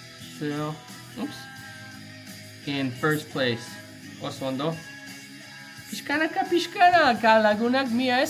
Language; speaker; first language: Basque; non-native, learner; English